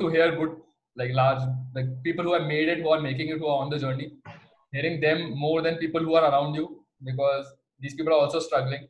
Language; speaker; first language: English; non-native, local second language; Hindi